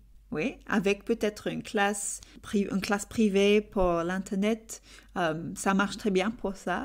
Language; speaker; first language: French; non-native, learner; English